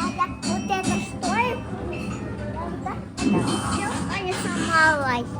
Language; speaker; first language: Russian; non-native, local second language; Kazakh